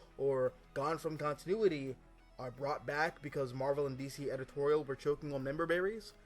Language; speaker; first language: English; native; English